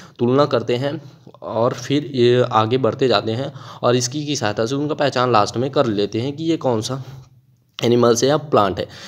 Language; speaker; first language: Hindi; native; Hindi